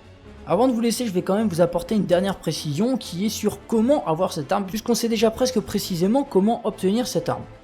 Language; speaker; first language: French; native; French